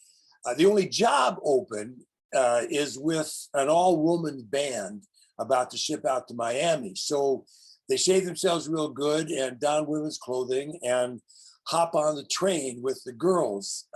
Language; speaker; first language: English; native; English